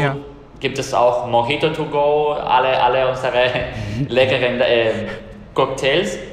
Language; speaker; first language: German; non-native, fluent; Spanish